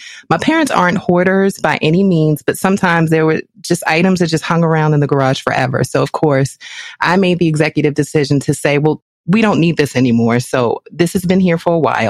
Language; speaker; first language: English; native; English